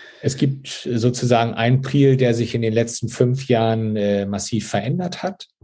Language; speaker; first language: German; native; German